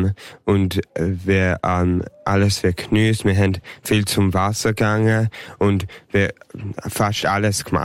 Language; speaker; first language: German; early bilingual, heritage; English